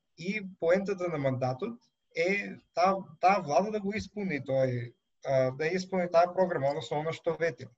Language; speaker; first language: Macedonian; native; Macedonian